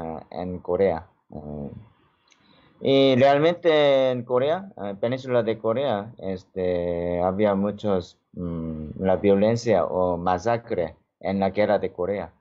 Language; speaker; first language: Spanish; non-native, learner; Korean